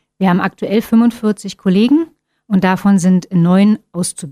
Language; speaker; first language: German; native; German